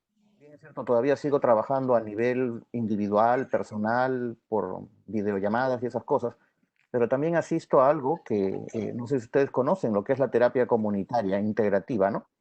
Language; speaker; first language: Spanish; native; Spanish